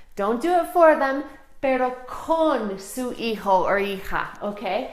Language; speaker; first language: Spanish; non-native, fluent; English